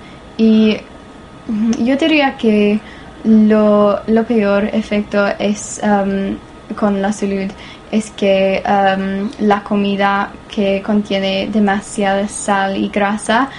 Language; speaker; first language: Spanish; non-native, learner; English